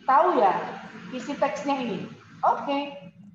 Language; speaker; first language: Indonesian; native; Indonesian